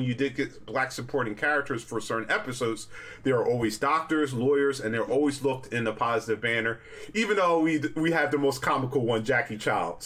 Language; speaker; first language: English; native; English